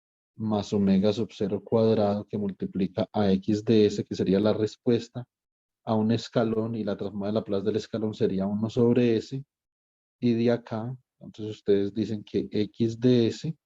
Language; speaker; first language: Spanish; native; Spanish